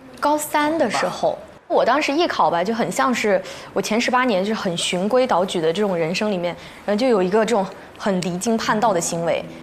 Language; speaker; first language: Chinese; native; Chinese